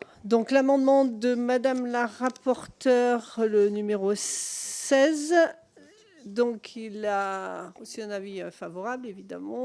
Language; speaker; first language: French; native; French